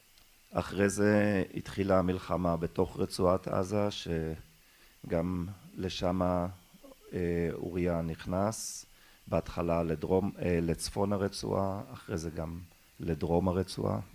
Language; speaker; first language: Hebrew; non-native, local second language; German